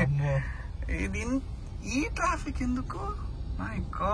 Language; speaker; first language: Telugu; non-native, learner; Kannada